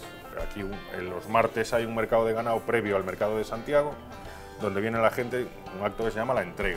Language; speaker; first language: Spanish; native; Spanish